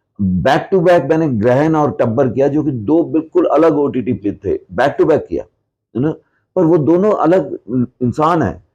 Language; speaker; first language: Hindi; non-native, local second language; Punjabi